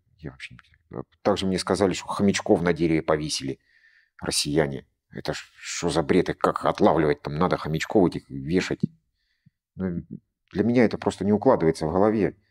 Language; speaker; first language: Russian; native; Russian